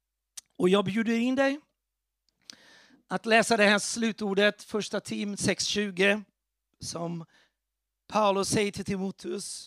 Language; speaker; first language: Swedish; non-native, fluent; Portuguese